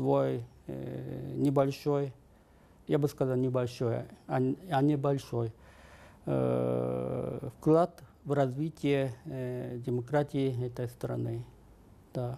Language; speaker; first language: Russian; non-native, fluent; Japanese